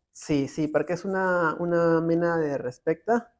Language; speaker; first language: Catalan; non-native, learner; Spanish